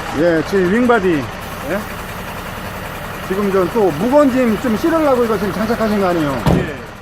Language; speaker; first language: Korean; native; Korean